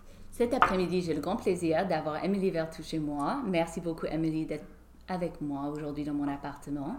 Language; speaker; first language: French; non-native, fluent; English